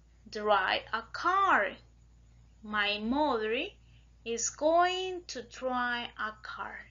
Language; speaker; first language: English; non-native, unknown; Spanish